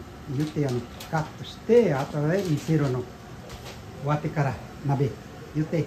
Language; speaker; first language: Japanese; non-native, learner; Portuguese